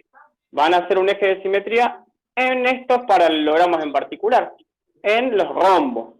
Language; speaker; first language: Spanish; native; Spanish